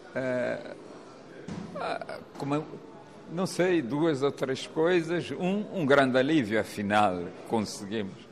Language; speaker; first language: Portuguese; non-native, local second language; Kabuverdianu